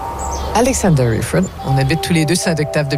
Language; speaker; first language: French; native; French